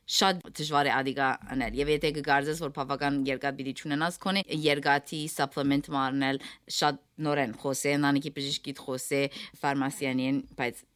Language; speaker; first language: Armenian; early bilingual, heritage; Armenian